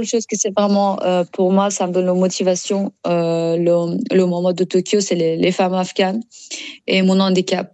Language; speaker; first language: French; non-native, learner; Persian